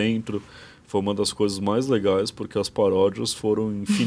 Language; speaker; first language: Portuguese; native; Portuguese